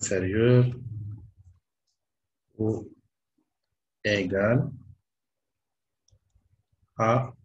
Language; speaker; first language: French; non-native, local second language; Arabic